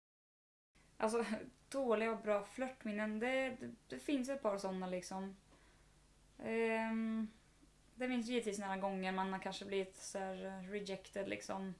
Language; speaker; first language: Swedish; native; Swedish